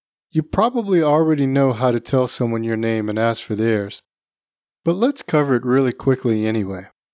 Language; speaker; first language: English; native; English